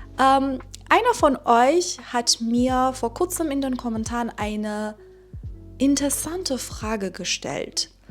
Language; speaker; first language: German; non-native, fluent; Persian